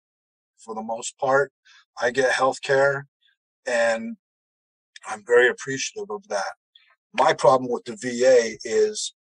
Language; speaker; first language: English; native; English